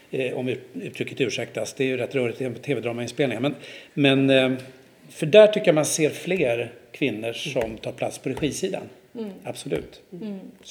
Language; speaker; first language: Swedish; native; Swedish